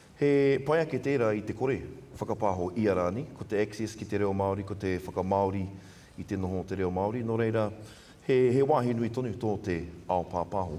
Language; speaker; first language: Māori; non-native, local second language; English